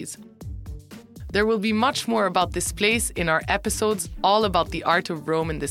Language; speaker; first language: English; non-native, fluent; Italian